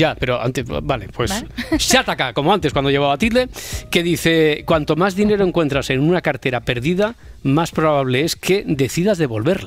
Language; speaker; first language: Spanish; native; Spanish